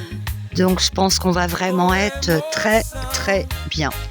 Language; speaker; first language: French; native; French